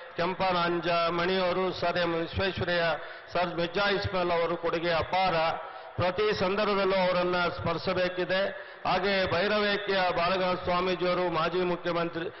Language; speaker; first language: Kannada; native; Kannada